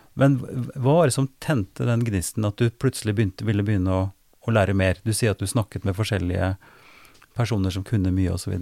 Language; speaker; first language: Norwegian; native; Norwegian